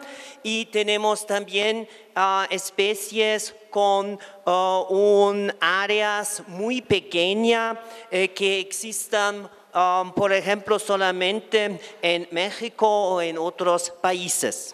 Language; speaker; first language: Spanish; non-native, fluent; German